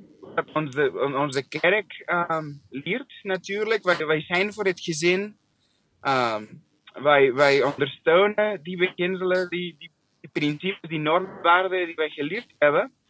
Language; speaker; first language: Dutch; non-native, fluent; English